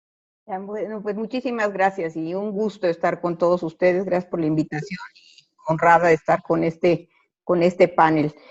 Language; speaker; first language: Spanish; native; Spanish